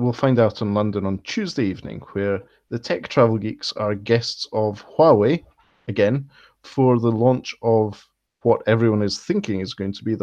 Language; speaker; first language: English; native; English